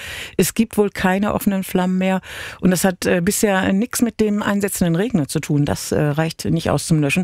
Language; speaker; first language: German; native; German